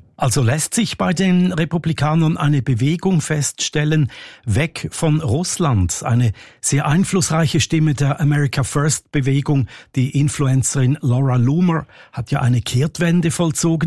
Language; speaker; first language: German; native; German